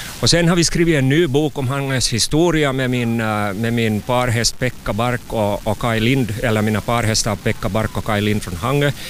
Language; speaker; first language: Swedish; native; Swedish